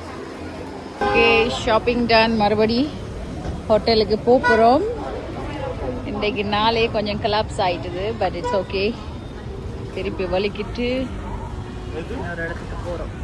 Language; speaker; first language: Tamil; native; Tamil